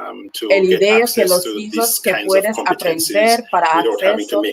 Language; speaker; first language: Spanish; non-native, learner; English